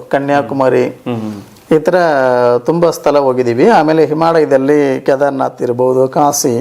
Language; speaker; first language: Kannada; non-native, local second language; Tamil